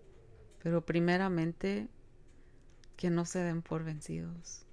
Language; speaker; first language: Spanish; early bilingual, heritage; Spanish